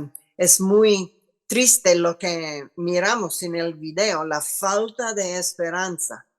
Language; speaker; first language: Spanish; non-native, fluent; English